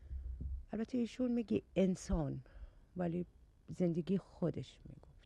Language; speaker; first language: Persian; non-native, learner; Arabic